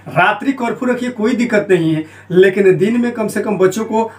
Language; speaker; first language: Hindi; native; Hindi